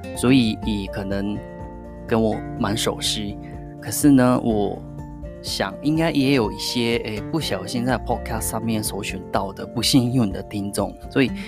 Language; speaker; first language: Chinese; non-native, fluent; Japanese